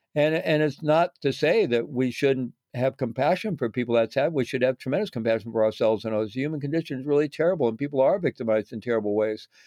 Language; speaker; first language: English; native; English